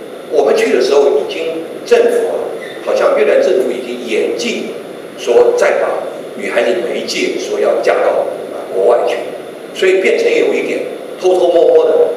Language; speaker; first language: Chinese; native; Chinese